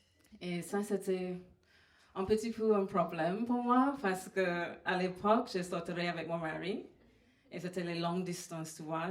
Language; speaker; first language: French; non-native, fluent; English